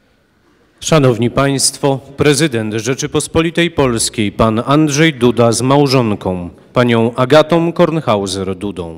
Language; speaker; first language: Polish; native; Polish